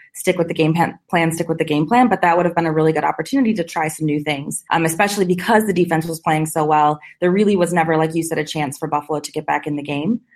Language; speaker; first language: English; native; English